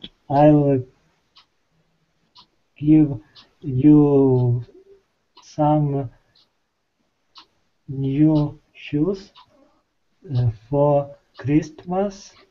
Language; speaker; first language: English; non-native, learner; Ukrainian